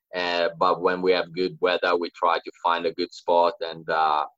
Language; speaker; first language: English; non-native, fluent; Italian